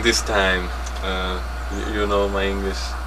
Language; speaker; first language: English; non-native, learner; Spanish